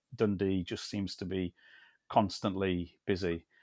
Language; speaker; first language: English; native; English